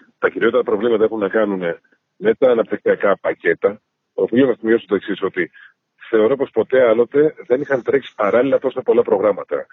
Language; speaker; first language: Greek; native; Greek